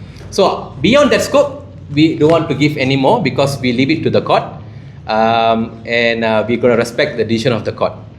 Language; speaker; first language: English; non-native, local second language; Tamil